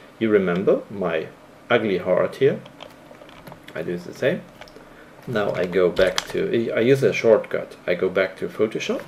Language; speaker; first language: English; non-native, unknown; German